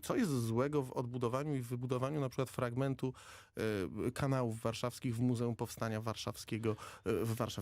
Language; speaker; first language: Polish; native; Polish